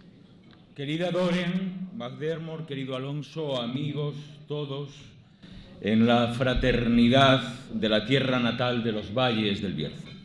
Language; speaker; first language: Spanish; native; Spanish